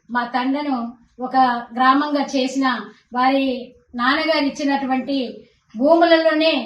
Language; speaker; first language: Telugu; non-native, local second language; Lambadi